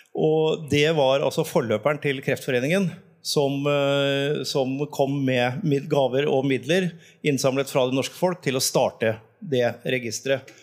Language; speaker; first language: Norwegian; native; Norwegian